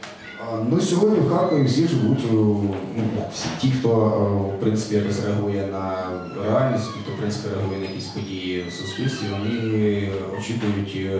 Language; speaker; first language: Ukrainian; native; Ukrainian